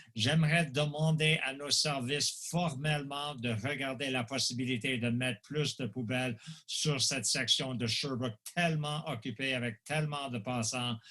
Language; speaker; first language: French; non-native, local second language; English